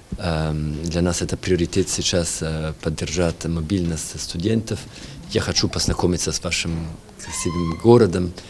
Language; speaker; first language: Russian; non-native, learner; French